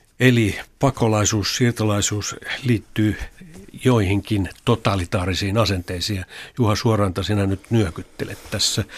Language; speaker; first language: Finnish; native; Finnish